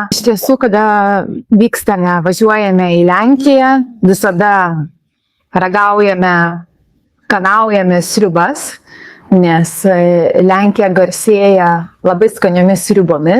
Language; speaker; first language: Lithuanian; non-native, local second language; Polish